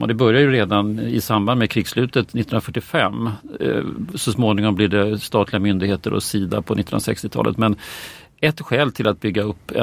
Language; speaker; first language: Swedish; native; Swedish